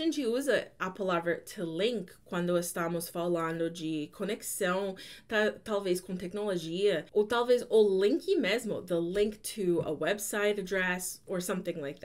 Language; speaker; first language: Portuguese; non-native, fluent; English